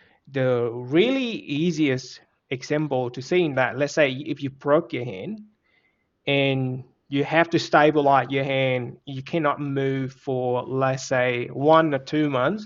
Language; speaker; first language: English; non-native, fluent; Vietnamese